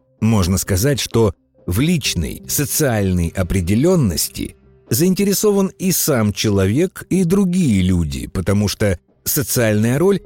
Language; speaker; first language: Russian; native; Russian